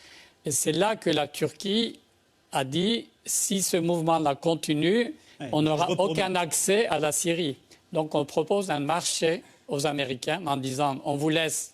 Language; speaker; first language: French; native; French